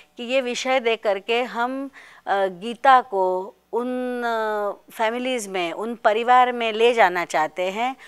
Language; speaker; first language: Hindi; non-native, local second language; Marathi